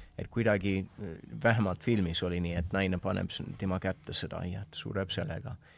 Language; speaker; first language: Estonian; non-native, fluent; English